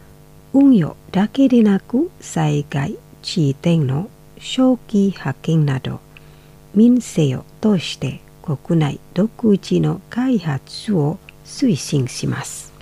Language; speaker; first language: Japanese; non-native, fluent; Indonesian